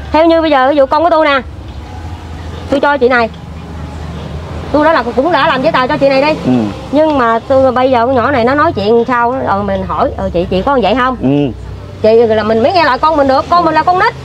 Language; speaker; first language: Vietnamese; native; Vietnamese